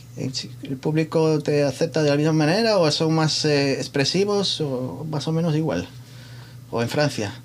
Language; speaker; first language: Spanish; native; Spanish